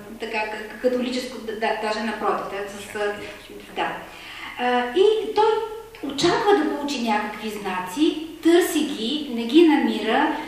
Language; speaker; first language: Bulgarian; native; Bulgarian